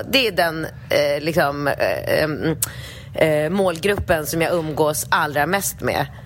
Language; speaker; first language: Swedish; early bilingual, other home language; Polish